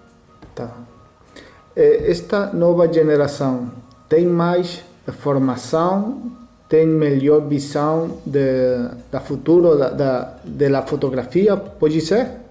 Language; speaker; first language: Portuguese; non-native, learner; Spanish